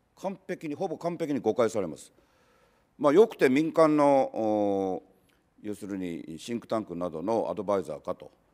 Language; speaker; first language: Japanese; native; Japanese